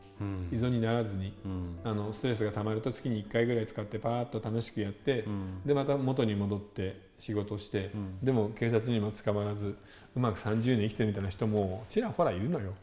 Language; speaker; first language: Japanese; native; Japanese